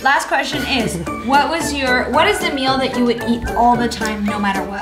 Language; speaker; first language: English; early bilingual, heritage; English